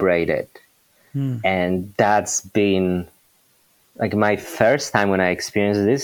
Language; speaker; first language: English; non-native, fluent; Polish